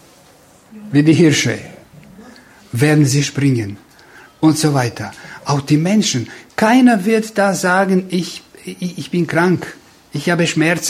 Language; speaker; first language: German; non-native, fluent; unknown